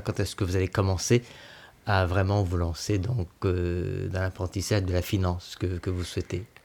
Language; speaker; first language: French; native; French